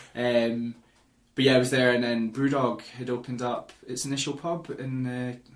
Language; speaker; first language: English; native; English